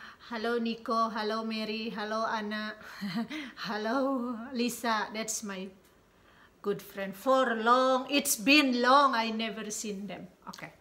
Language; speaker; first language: English; non-native, learner; Sundanese